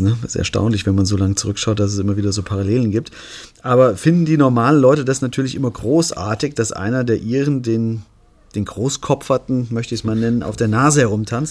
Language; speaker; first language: German; native; German